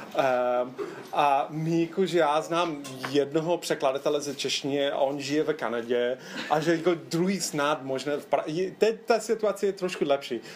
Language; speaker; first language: Czech; non-native, fluent; English